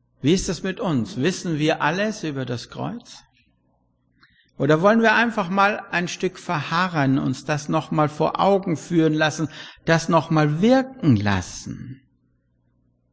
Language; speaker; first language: German; native; German